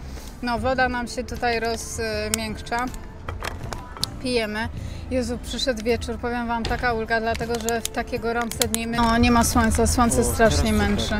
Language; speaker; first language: Polish; native; Polish